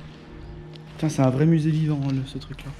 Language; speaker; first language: French; native; French